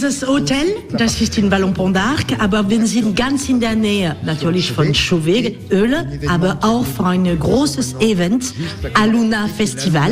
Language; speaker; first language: German; non-native, learner; French